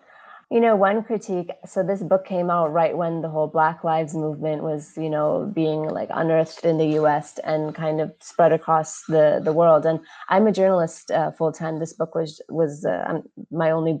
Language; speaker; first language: English; native; English